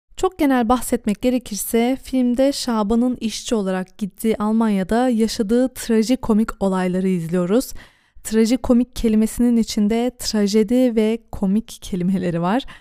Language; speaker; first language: Turkish; early bilingual, heritage; Turkish